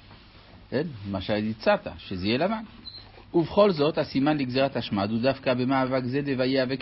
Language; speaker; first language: Hebrew; native; Hebrew